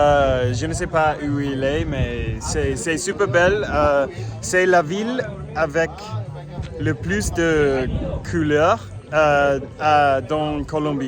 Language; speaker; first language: French; non-native, learner; English